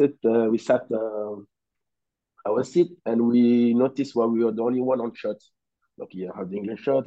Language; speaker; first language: English; non-native, learner; French